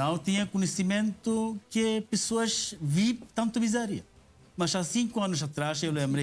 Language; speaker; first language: Portuguese; non-native, learner; Bangla